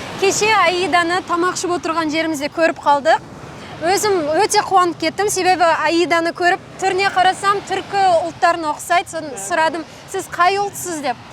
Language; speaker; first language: Kazakh; native; Kazakh